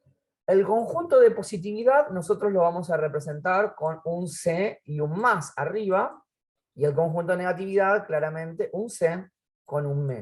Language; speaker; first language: Spanish; native; Spanish